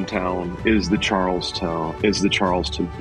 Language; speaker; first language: English; native; English